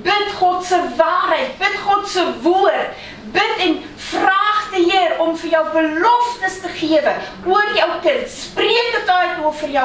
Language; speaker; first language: Dutch; non-native, fluent; Afrikaans